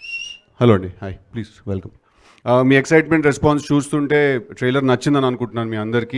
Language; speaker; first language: Telugu; native; Telugu